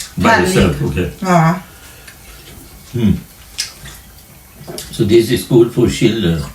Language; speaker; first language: English; non-native, learner; Swedish